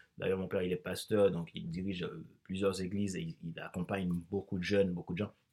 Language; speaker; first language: French; non-native, local second language; Haitian Creole